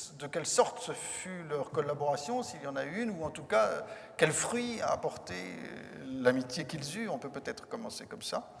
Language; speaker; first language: French; native; French